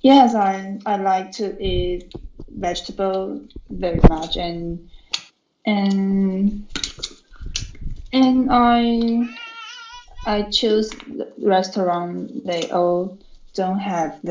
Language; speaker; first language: English; non-native, learner; Chinese